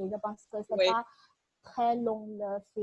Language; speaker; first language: French; non-native, learner; Chinese